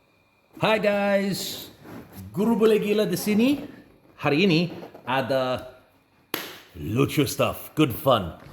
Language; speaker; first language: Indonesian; non-native, learner; English